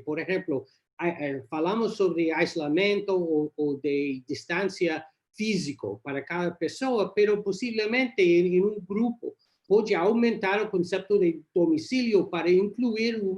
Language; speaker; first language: Portuguese; non-native, learner; English